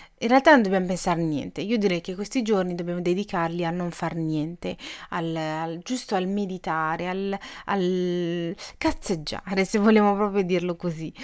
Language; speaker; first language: Italian; native; Italian